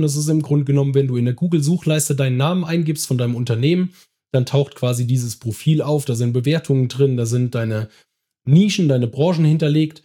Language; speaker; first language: German; native; German